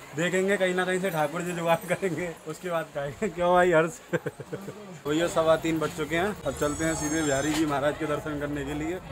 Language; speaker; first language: Hindi; native; Hindi